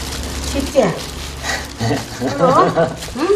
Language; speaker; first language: Korean; native; Korean